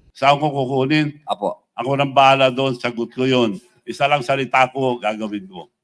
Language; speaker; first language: Filipino; non-native, local second language; Iloko